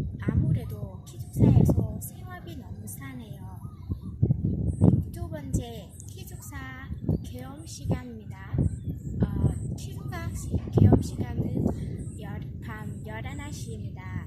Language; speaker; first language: Korean; non-native, learner; Vietnamese